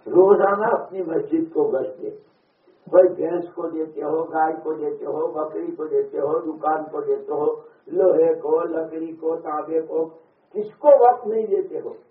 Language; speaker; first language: Urdu; non-native, local second language; Gujarati